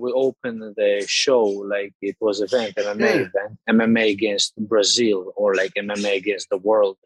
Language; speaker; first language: English; non-native, fluent; Russian